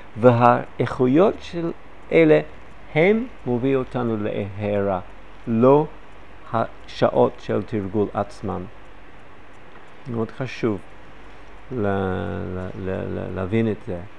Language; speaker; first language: Hebrew; non-native, fluent; English